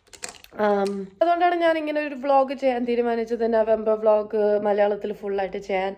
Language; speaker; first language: Malayalam; early bilingual, heritage; Malayalam